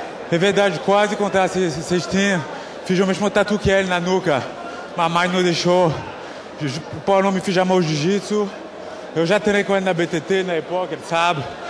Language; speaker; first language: Portuguese; non-native, fluent; French